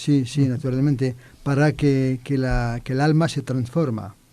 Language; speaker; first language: Spanish; non-native, learner; French